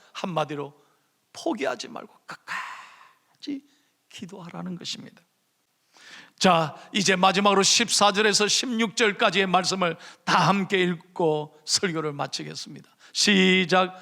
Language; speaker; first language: Korean; native; Korean